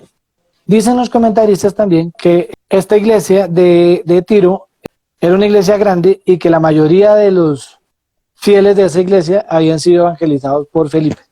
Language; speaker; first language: Spanish; native; Spanish